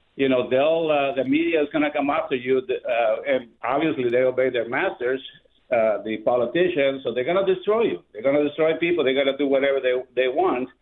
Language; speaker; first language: English; non-native, fluent; Spanish